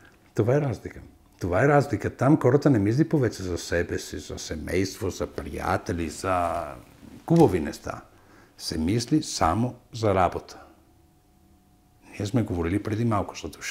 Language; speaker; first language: Bulgarian; non-native, fluent; Italian